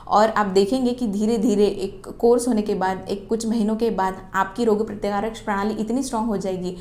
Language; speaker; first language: Hindi; non-native, local second language; Marathi